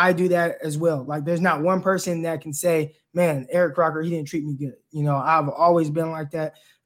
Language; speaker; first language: English; native; English